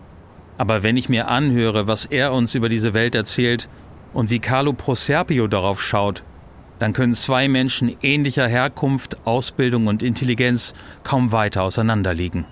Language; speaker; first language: German; native; German